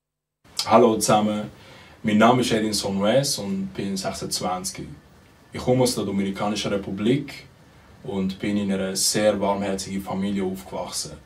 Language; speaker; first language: German; early bilingual, other home language; Spanish